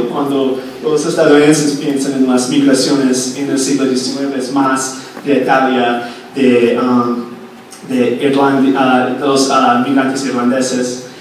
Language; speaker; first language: Spanish; non-native, fluent; English